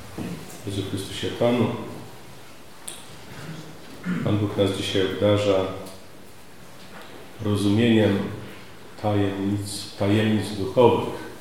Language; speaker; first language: Polish; native; Polish